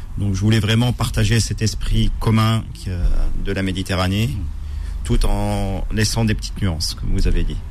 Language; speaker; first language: French; non-native, local second language; Arabic